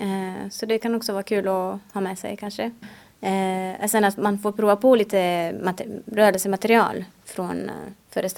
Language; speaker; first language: Swedish; non-native, fluent; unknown